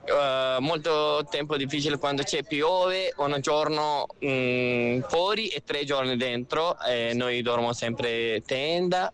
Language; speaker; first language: Italian; non-native, learner; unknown